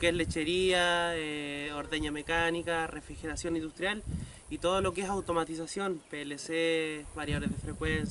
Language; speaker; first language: Spanish; native; Spanish